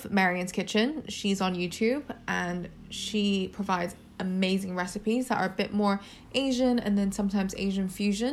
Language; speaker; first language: English; non-native, local second language; Cantonese